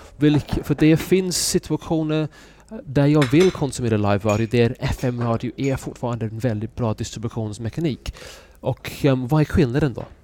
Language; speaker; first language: Swedish; non-native, fluent; English